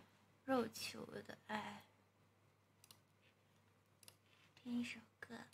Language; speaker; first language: Chinese; native; Chinese